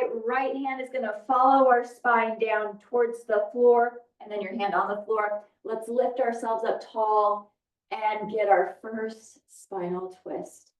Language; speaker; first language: English; native; English